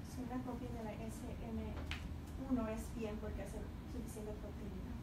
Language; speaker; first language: Spanish; early bilingual, heritage; Spanish